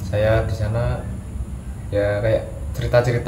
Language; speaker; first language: Indonesian; non-native, local second language; Javanese